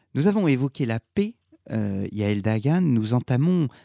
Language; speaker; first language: French; native; French